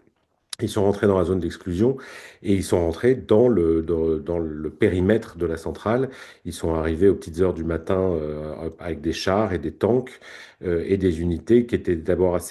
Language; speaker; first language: French; native; French